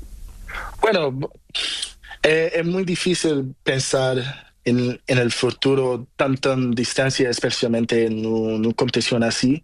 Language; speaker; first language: Spanish; non-native, learner; Portuguese